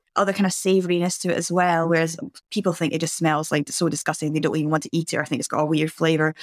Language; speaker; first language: English; native; English